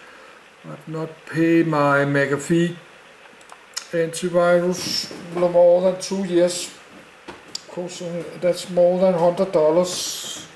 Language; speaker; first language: English; non-native, learner; Danish